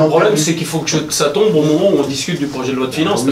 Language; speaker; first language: French; native; French